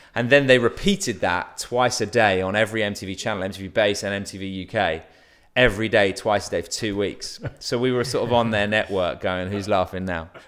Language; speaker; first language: English; native; English